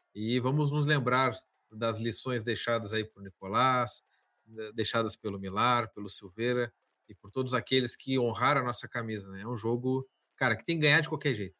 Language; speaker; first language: Portuguese; native; Portuguese